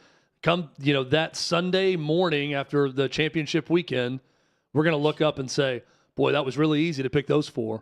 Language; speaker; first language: English; native; English